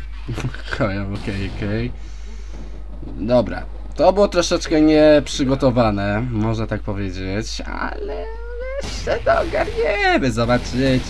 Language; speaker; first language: Polish; native; Polish